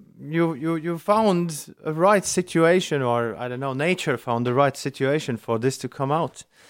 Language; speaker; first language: English; non-native, fluent; Latvian